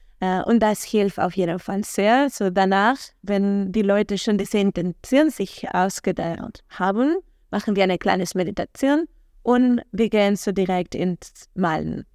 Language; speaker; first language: German; non-native, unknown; Spanish